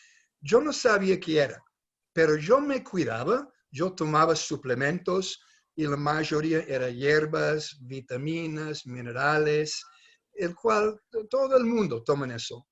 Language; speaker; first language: Spanish; non-native, fluent; English